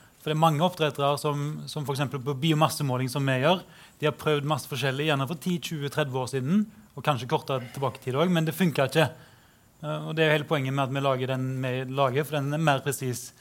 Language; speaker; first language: Norwegian; native; Norwegian